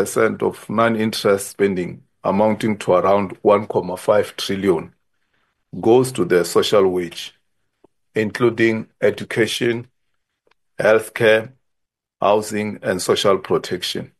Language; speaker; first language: English; non-native, local second language; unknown